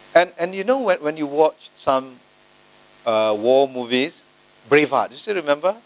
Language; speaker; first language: English; non-native, local second language; Malay